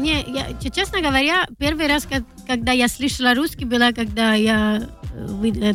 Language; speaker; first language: Russian; non-native, learner; Italian